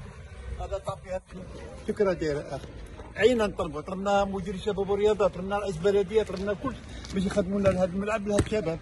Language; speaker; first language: Arabic; native; Arabic